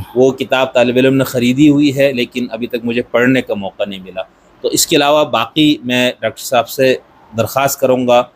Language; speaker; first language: Urdu; non-native, local second language; Balti